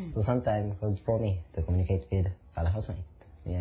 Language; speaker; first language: English; non-native, learner; Japanese